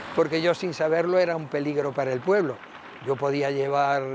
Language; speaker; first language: Spanish; native; Spanish